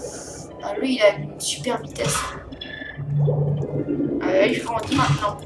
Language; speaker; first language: French; native; French